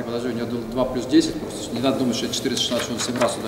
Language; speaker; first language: Russian; native; Russian